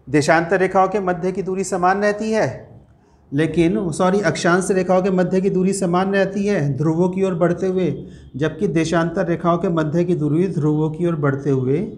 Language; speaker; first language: Hindi; native; Hindi